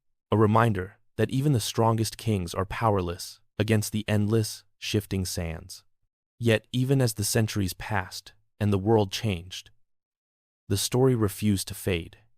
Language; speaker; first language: English; native; English